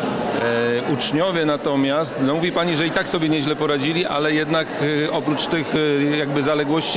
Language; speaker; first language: Polish; native; Polish